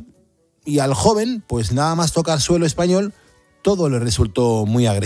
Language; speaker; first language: Spanish; native; Spanish